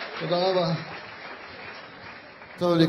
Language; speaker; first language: Hebrew; non-native, learner; French